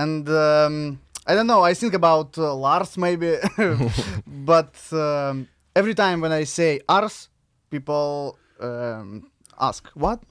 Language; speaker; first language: English; non-native, learner; Russian